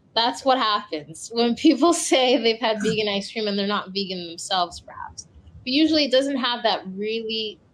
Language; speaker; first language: English; native; English